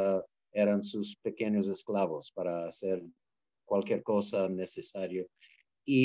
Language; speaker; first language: Spanish; non-native, fluent; English